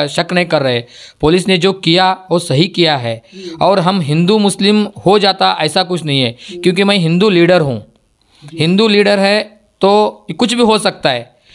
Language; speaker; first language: Hindi; non-native, local second language; Marathi